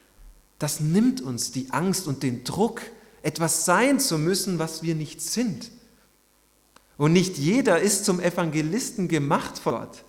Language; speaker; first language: German; native; German